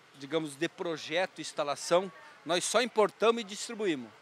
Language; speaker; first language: Portuguese; native; Portuguese